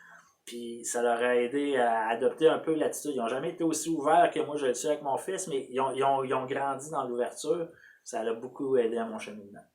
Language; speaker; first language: French; native; French